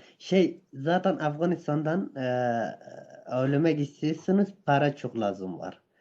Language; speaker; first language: Turkish; non-native, learner; Persian